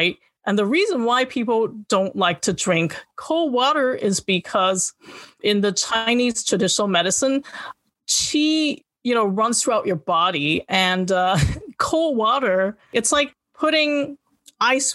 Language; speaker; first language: English; non-native, local second language; Cantonese